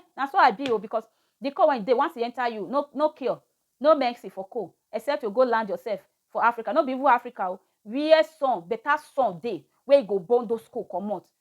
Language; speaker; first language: Nigerian Pidgin; native; Nigerian Pidgin